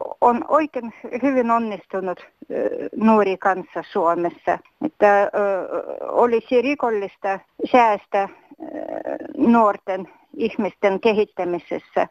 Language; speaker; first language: Finnish; non-native, fluent; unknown